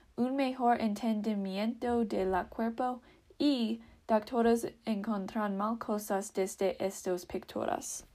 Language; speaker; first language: Spanish; non-native, learner; English